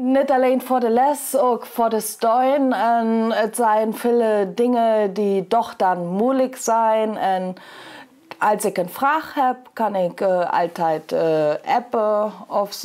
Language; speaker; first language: Dutch; non-native, learner; German